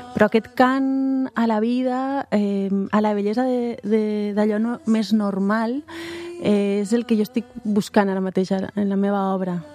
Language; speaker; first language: Catalan; native; Catalan